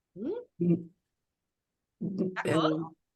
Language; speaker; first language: French; non-native, learner; English